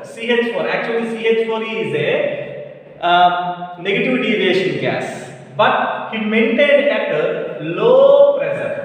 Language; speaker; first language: English; non-native, local second language; Telugu